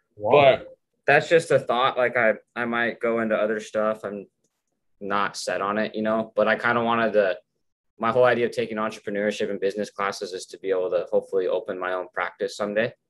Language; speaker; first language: English; native; English